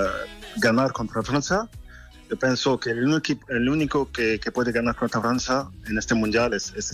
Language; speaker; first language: Spanish; non-native, fluent; French